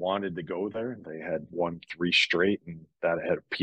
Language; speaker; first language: English; native; English